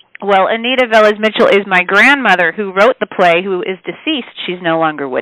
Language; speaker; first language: English; native; English